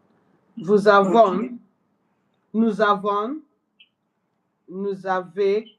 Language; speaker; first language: French; non-native, learner; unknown